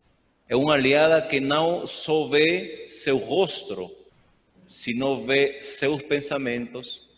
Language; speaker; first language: Portuguese; non-native, fluent; Spanish